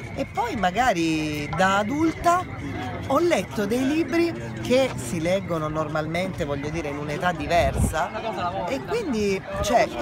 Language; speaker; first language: Italian; native; Italian